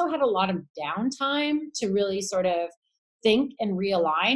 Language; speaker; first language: English; native; English